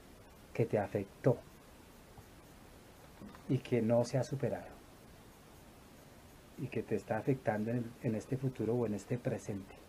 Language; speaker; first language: Spanish; native; Spanish